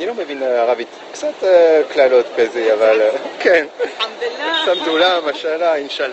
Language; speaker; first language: Hebrew; non-native, fluent; French